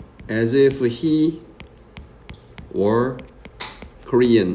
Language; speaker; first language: English; non-native, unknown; Korean